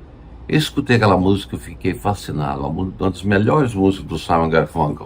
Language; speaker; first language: Portuguese; native; Portuguese